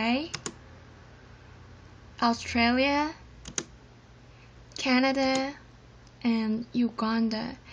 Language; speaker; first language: English; non-native, fluent; Korean